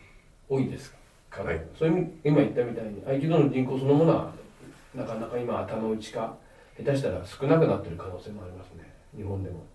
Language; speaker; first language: Japanese; native; Japanese